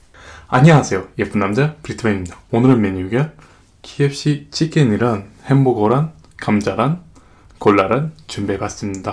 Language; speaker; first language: Korean; non-native, fluent; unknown